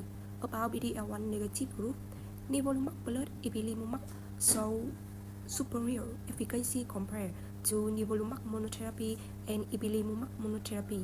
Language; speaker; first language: English; non-native, learner; Vietnamese